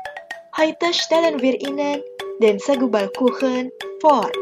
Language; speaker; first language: German; non-native, fluent; Indonesian